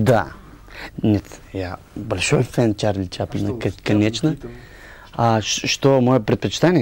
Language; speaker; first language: Russian; non-native, learner; Bulgarian